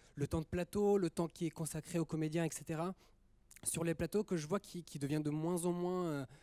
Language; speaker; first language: French; early bilingual, other home language; Italian